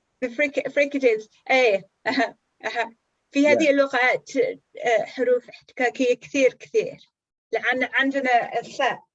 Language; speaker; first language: Arabic; non-native, fluent; English